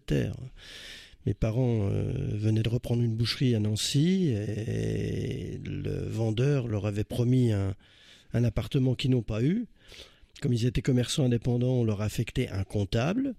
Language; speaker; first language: French; native; French